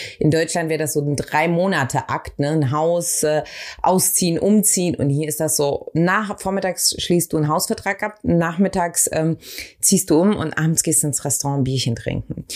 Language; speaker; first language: German; early bilingual, other home language; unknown